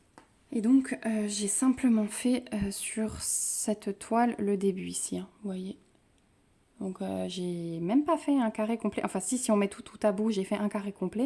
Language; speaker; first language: French; native; French